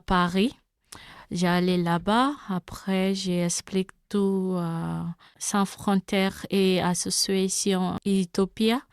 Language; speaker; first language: French; non-native, learner; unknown